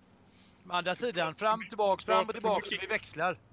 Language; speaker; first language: Swedish; native; Swedish